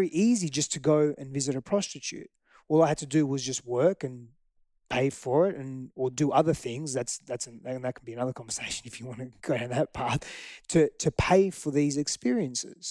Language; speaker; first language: English; early bilingual, other home language; Greek